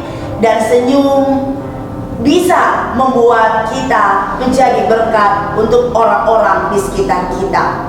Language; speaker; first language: Indonesian; native; Indonesian